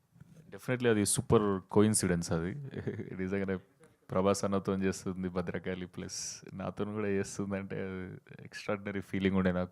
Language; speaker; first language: Telugu; native; Telugu